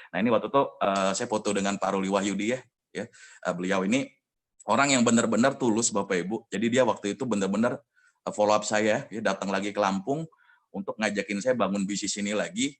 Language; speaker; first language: Indonesian; native; Indonesian